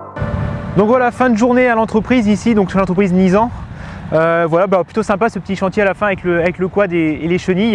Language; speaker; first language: French; native; French